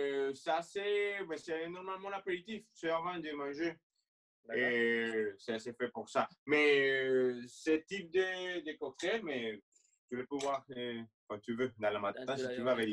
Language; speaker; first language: French; non-native, fluent; Spanish